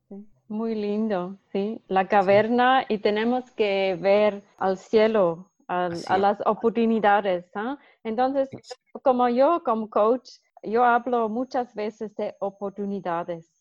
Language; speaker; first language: Spanish; non-native, learner; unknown